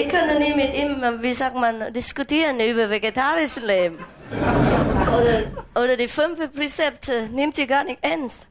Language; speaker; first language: German; non-native, fluent; Vietnamese